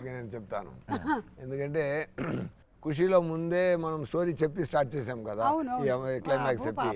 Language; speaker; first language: Telugu; non-native, learner; Tamil